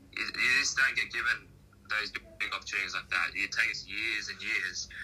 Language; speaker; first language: English; native; English